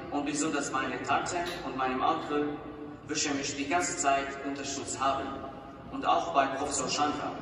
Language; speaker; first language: German; non-native, fluent; Arabic